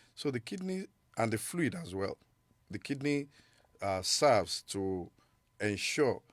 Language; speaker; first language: English; non-native, local second language; Yoruba